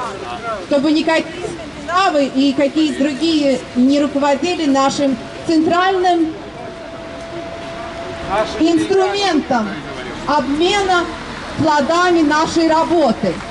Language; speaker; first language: Russian; non-native, local second language; Latvian